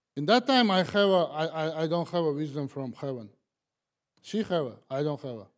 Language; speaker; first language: English; non-native, learner; Kazakh